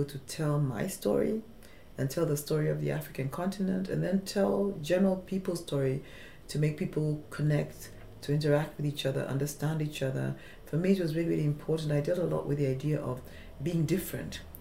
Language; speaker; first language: English; non-native, local second language; Luo (Kenya and Tanzania)